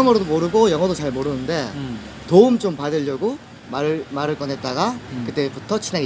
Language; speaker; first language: Korean; native; Korean